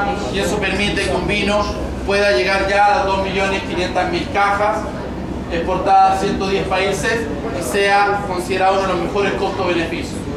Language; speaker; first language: Spanish; native; Spanish